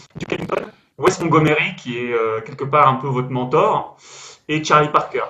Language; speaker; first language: French; native; French